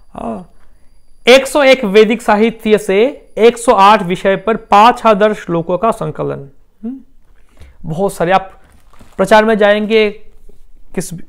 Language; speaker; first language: Hindi; non-native, local second language; Bangla